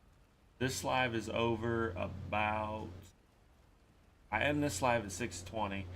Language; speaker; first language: English; native; English